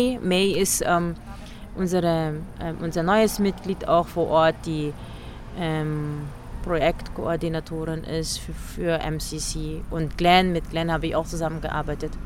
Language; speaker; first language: German; early bilingual, other home language; Filipino